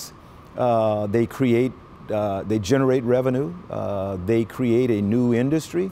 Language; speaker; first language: English; native; English